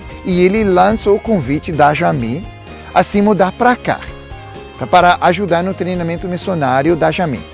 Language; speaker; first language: Portuguese; non-native, fluent; English